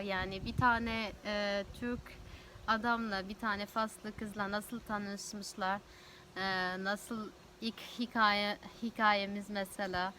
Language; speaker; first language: Turkish; non-native, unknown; Arabic